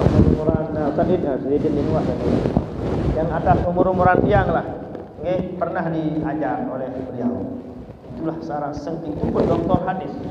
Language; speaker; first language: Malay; non-native, local second language; Sasak